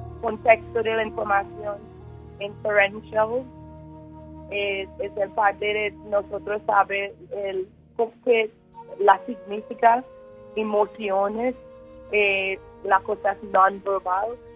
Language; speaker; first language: Spanish; non-native, learner; English